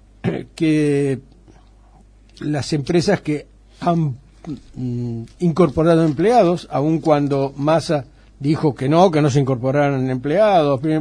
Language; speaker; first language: Spanish; native; Spanish